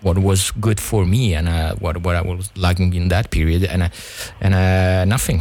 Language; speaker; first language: English; non-native, fluent; Italian